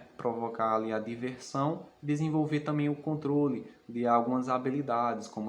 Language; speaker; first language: Portuguese; native; Portuguese